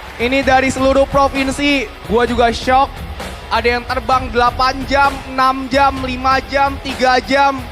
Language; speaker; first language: Indonesian; native; Indonesian